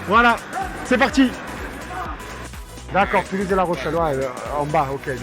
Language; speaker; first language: French; native; French